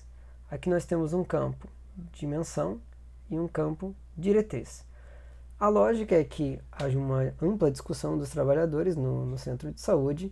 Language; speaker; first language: Portuguese; native; Portuguese